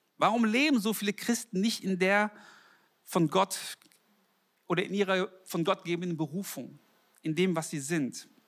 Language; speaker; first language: German; early bilingual, other home language; Korean